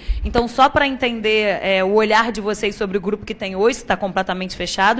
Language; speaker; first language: Portuguese; native; Portuguese